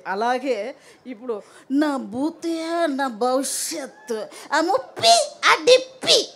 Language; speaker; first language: Telugu; non-native, learner; Tamil